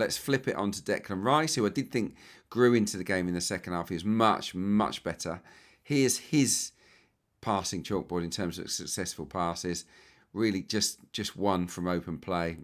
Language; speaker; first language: English; native; English